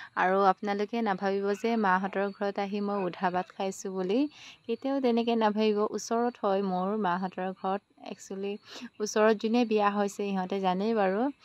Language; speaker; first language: Assamese; non-native, local second language; Mising